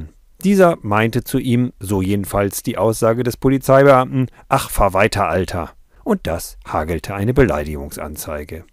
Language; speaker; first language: German; native; German